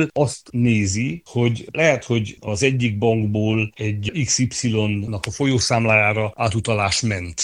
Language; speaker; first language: Hungarian; native; Hungarian